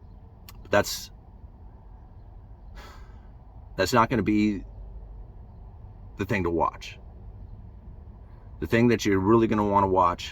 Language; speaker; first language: English; native; English